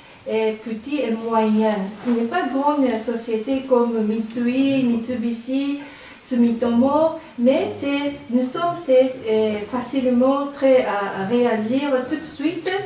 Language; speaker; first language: French; non-native, learner; Japanese